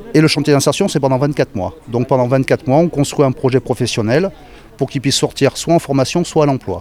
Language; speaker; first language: French; native; French